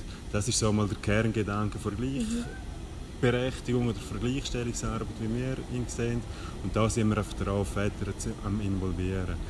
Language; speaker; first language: German; native; German